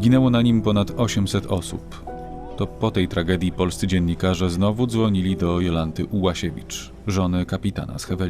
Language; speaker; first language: Polish; native; Polish